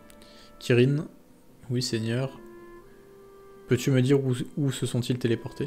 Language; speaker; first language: French; native; French